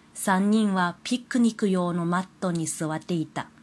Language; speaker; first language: Japanese; non-native, fluent; Chinese